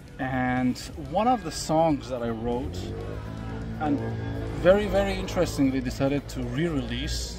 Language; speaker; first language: English; non-native, fluent; Persian